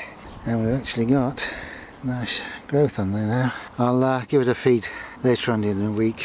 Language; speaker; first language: English; native; English